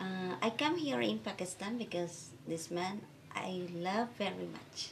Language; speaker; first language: English; non-native, learner; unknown